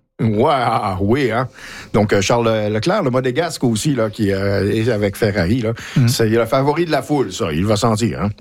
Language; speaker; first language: French; native; French